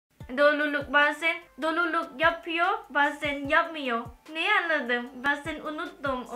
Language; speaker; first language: Turkish; non-native, learner; Thai